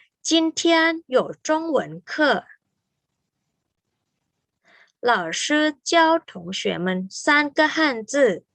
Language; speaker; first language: Chinese; non-native, fluent; Thai